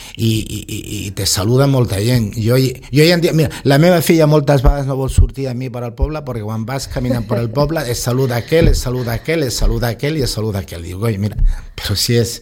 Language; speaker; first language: Catalan; non-native, local second language; Spanish